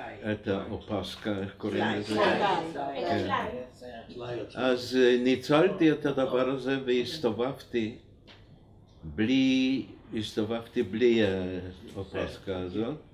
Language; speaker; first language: Hebrew; non-native, fluent; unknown